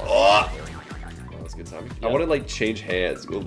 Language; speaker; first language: English; native; English